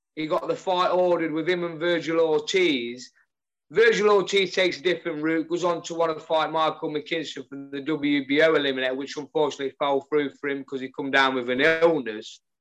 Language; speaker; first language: English; native; English